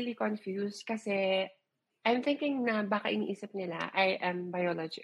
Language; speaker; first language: English; non-native, local second language; Filipino